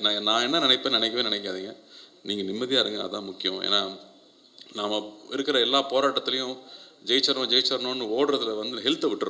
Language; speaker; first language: Tamil; native; Tamil